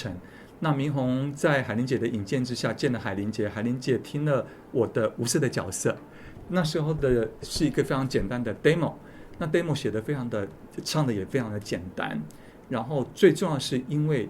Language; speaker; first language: Chinese; native; Chinese